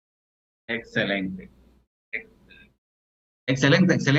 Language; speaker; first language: Spanish; native; Spanish